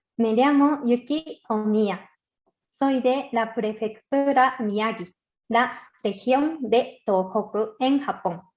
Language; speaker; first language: Spanish; non-native, fluent; Japanese